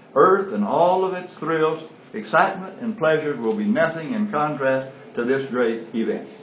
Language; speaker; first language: English; native; English